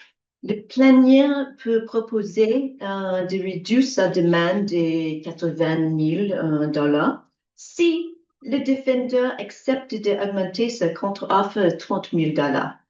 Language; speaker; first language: French; non-native, learner; English